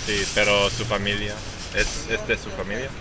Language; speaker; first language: Spanish; non-native, learner; English